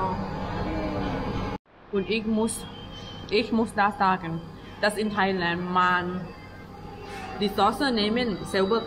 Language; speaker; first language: German; non-native, learner; Thai